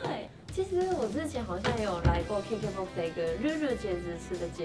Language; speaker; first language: Chinese; non-native, fluent; Japanese